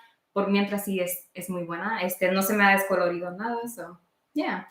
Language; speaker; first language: Spanish; early bilingual, heritage; Spanish